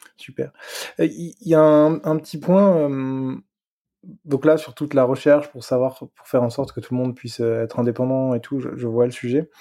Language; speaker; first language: French; native; French